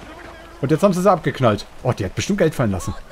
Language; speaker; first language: German; native; German